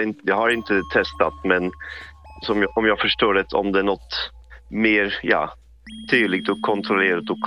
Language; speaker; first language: Swedish; non-native, fluent; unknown